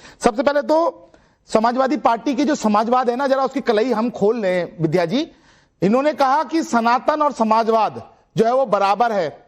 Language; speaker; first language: Hindi; native; Hindi